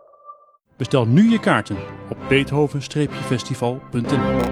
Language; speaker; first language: Dutch; native; Dutch